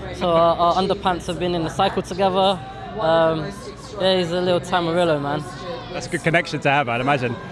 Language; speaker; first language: English; native; English